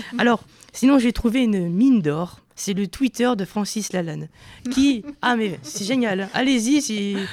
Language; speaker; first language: French; native; French